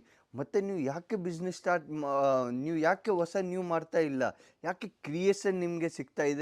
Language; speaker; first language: Kannada; non-native, local second language; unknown